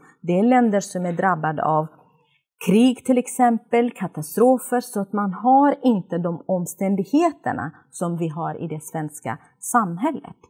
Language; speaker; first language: Swedish; non-native, fluent; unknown